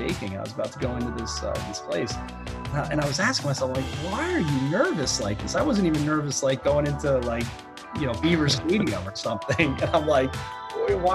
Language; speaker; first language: English; native; English